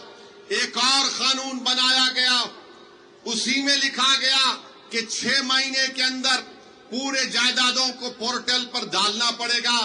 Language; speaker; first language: Urdu; native; Urdu